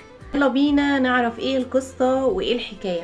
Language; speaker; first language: Arabic; native; Arabic